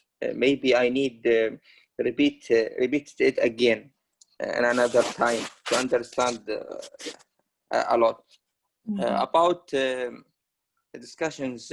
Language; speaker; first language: English; non-native, learner; Arabic